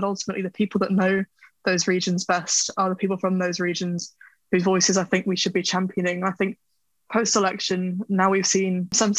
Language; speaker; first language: English; native; English